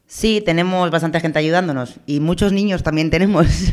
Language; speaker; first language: Spanish; native; Spanish